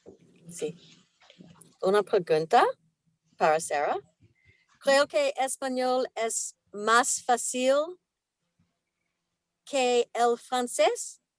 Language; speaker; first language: Spanish; non-native, learner; English